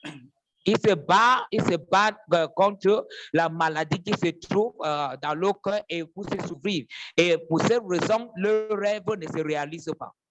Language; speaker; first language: French; non-native, fluent; English